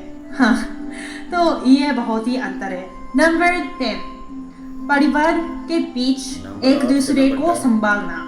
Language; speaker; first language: Hindi; non-native, fluent; Japanese